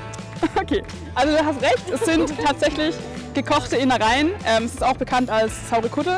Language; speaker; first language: German; native; German